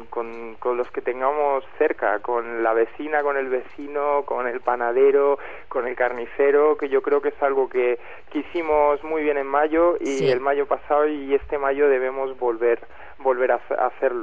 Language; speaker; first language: Spanish; native; Spanish